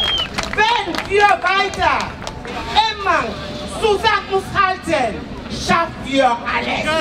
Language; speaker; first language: German; non-native, learner; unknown